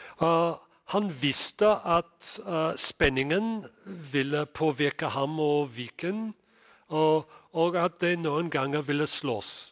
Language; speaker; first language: Norwegian; non-native, fluent; English